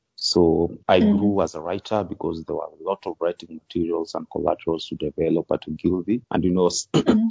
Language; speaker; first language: English; non-native, local second language; Luo (Kenya and Tanzania)